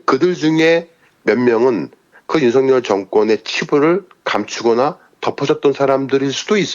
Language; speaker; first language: Korean; native; Korean